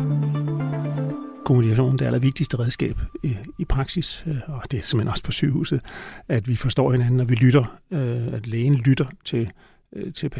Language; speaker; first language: Danish; native; Danish